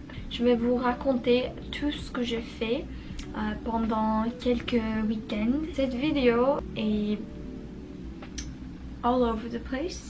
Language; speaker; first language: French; non-native, learner; Spanish